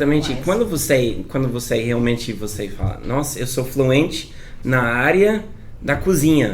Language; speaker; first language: Portuguese; non-native, fluent; English